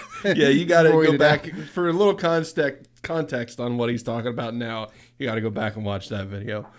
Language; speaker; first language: English; native; English